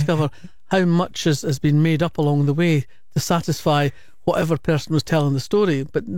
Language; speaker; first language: English; native; English